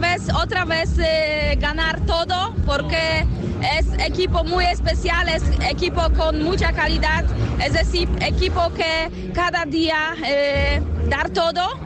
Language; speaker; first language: Spanish; non-native, learner; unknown